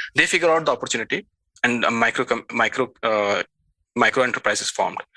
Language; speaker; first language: English; non-native, local second language; Hindi